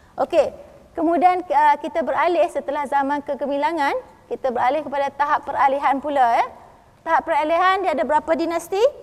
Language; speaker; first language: Malay; native; Malay